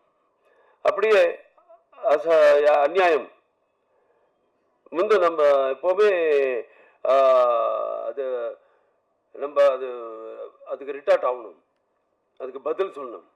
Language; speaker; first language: Tamil; non-native, learner; Telugu